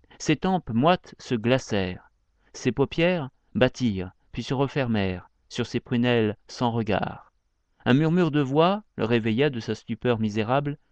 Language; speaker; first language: French; native; French